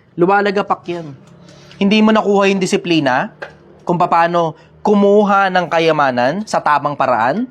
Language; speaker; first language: Filipino; native; Filipino